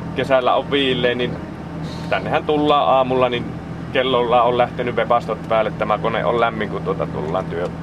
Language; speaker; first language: Finnish; native; Finnish